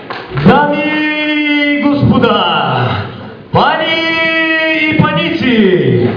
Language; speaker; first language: Bulgarian; early bilingual, heritage; Bulgarian